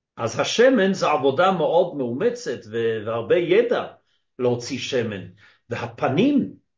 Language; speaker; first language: Hebrew; native; Hebrew